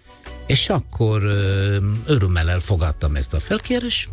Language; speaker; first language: Hungarian; non-native, fluent; Italian